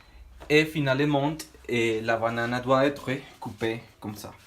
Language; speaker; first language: French; non-native, learner; Spanish